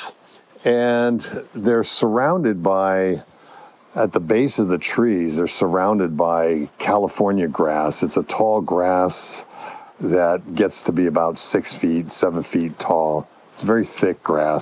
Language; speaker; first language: English; native; English